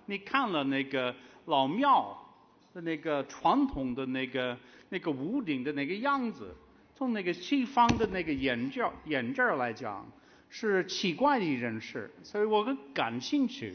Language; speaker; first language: Chinese; non-native, fluent; English